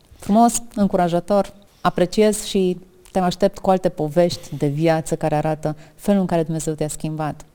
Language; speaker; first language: Romanian; native; Romanian